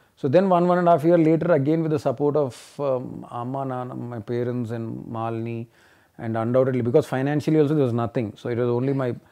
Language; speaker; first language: English; non-native, local second language; Telugu